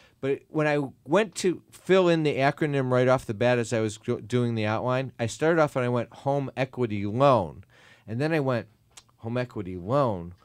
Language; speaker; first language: English; native; English